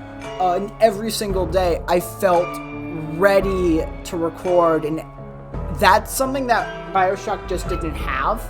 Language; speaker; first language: English; native; English